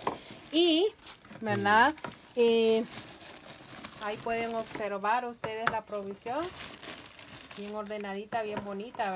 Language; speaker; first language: Spanish; native; Spanish